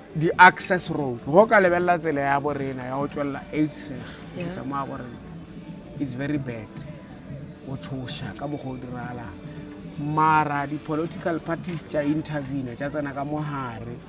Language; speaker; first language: Northern Sotho; native; Northern Sotho